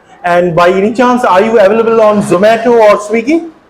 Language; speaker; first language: English; non-native, local second language; Bangla